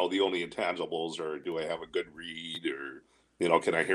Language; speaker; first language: English; native; English